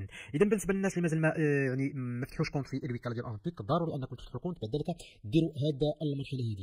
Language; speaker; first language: Arabic; native; Arabic